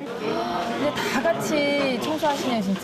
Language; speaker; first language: Korean; native; Korean